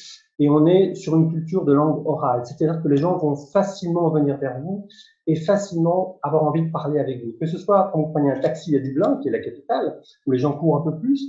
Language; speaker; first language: French; native; French